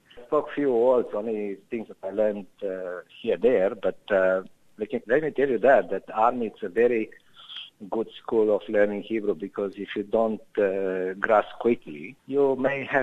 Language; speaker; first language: English; non-native, fluent; Romanian